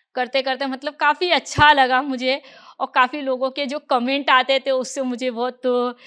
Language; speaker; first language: Hindi; native; Hindi